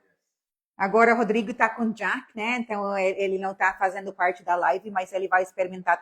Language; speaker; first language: Portuguese; non-native, fluent; English